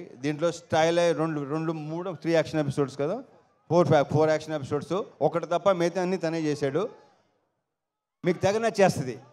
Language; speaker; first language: Telugu; native; Telugu